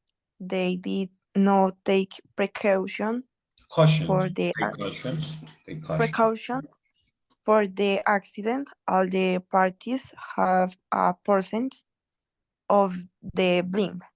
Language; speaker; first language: English; non-native, learner; Spanish